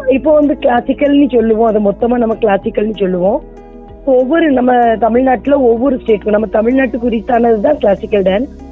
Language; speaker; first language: Tamil; native; Tamil